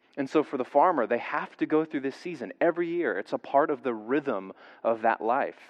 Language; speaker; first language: English; native; English